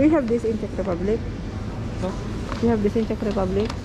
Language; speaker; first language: English; non-native, learner; Filipino